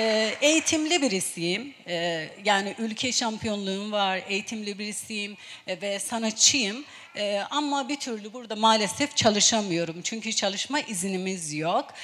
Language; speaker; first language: Turkish; non-native, fluent; Persian